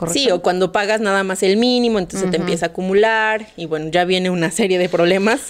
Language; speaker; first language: Spanish; native; Spanish